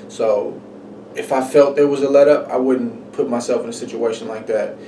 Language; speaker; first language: English; native; English